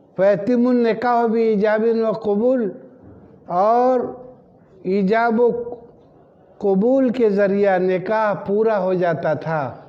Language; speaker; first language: Urdu; native; Urdu